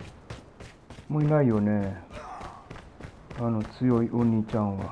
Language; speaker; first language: Japanese; native; Japanese